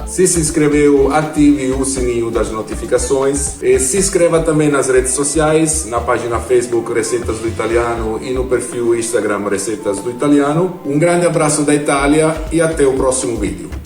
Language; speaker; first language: Portuguese; non-native, fluent; Italian